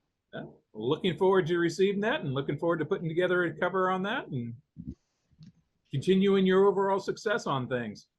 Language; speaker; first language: English; native; English